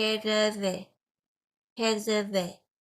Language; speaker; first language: French; non-native, learner; Vietnamese